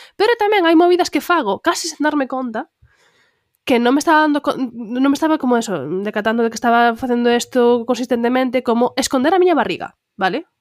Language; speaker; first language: Galician; non-native, local second language; Spanish